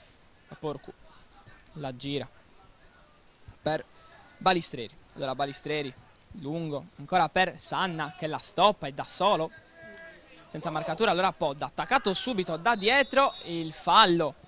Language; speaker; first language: Italian; native; Italian